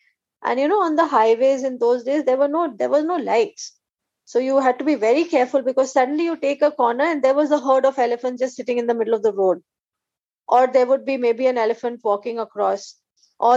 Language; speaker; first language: English; non-native, local second language; Hindi